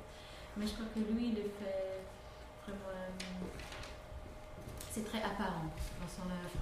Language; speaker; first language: French; non-native, fluent; English